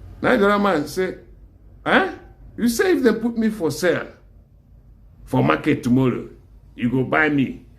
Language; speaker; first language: Nigerian Pidgin; non-native, local second language; Igbo